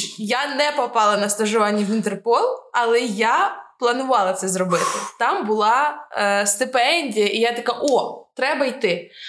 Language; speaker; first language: Ukrainian; non-native, local second language; Russian